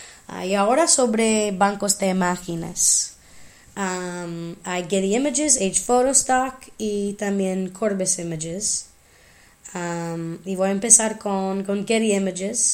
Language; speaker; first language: Spanish; non-native, fluent; English